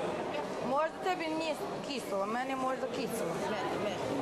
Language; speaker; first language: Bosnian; non-native, learner; Chinese